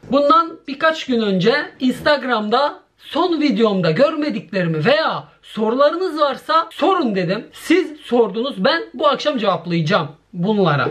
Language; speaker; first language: Turkish; early bilingual, heritage; Turkish